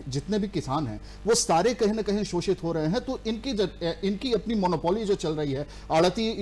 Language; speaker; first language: Hindi; native; Hindi